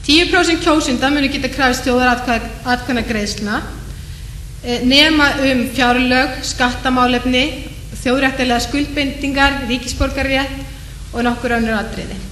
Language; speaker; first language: Icelandic; native; Icelandic